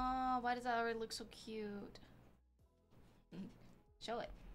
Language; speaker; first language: English; native; English